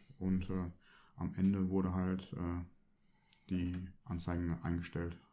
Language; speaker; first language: German; early bilingual, other home language; Turkish